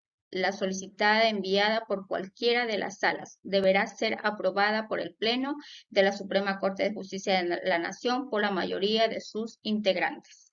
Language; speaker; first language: Spanish; native; Spanish